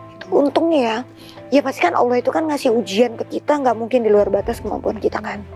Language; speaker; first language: Indonesian; native; Indonesian